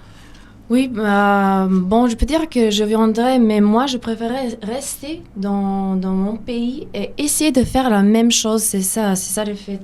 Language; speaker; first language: French; non-native, fluent; Serbian